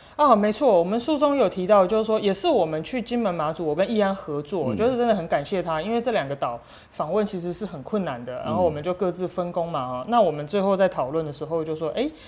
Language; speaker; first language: Chinese; native; Chinese